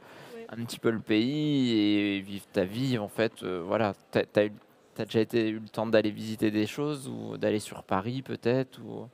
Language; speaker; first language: French; native; French